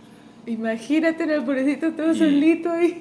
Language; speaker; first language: Spanish; early bilingual, heritage; Spanish